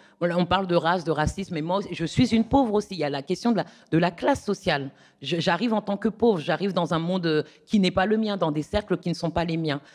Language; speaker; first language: French; native; French